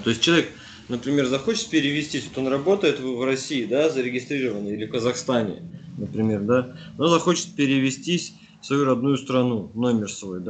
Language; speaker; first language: Russian; native; Russian